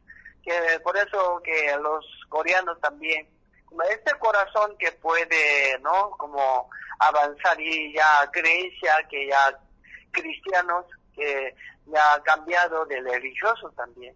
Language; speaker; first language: Spanish; non-native, learner; Korean